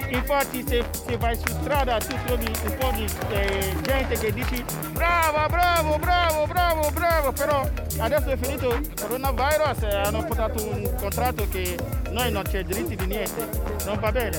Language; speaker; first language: Italian; non-native, learner; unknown